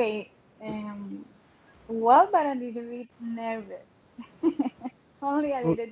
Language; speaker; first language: English; non-native, learner; Spanish